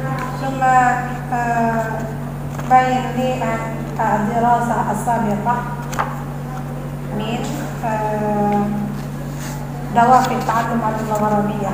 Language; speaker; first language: Arabic; non-native, fluent; Indonesian